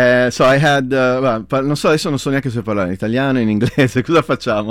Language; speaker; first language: Italian; native; Italian